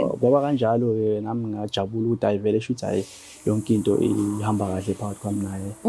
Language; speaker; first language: Zulu; native; Zulu